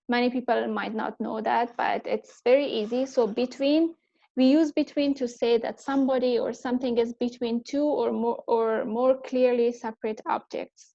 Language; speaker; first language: English; non-native, fluent; Persian